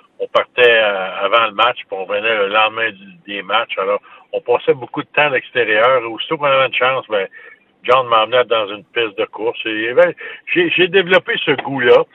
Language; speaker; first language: French; native; French